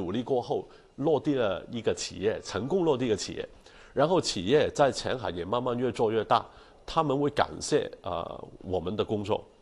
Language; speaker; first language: Chinese; non-native, local second language; Cantonese